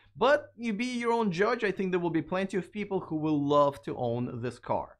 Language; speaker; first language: English; non-native, fluent; Russian